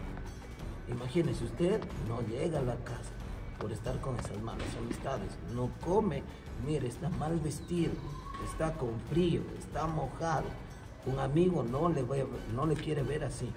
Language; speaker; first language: Spanish; native; Spanish